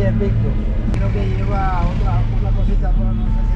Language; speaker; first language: Spanish; native; Spanish